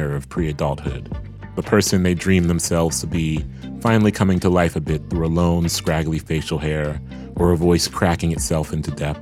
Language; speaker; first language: English; native; English